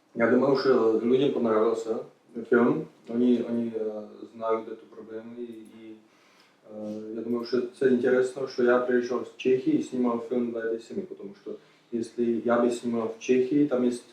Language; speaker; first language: Russian; non-native, learner; Czech